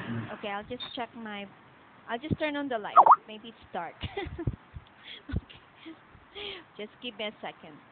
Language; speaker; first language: English; non-native, local second language; Filipino